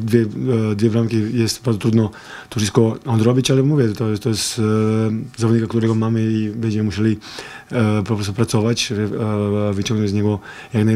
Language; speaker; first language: Polish; non-native, fluent; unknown